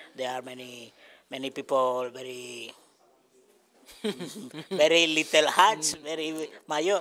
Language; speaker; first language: English; non-native, learner; Spanish